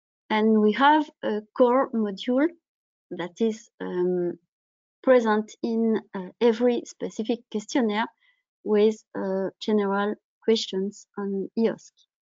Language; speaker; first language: English; non-native, fluent; French